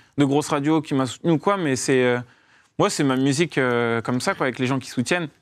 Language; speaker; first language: French; native; French